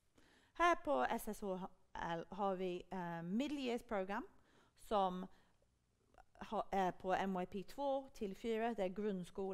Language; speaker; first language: Swedish; non-native, fluent; English